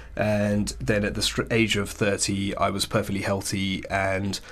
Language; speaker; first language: English; early bilingual, other home language; Hindi